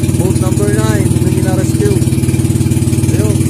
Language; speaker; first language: Filipino; native; Filipino